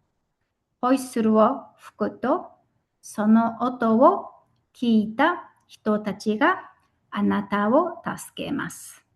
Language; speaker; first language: Japanese; non-native, fluent; Mongolian